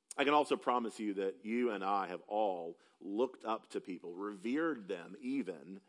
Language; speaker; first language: English; native; English